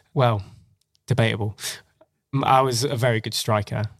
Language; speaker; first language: English; native; English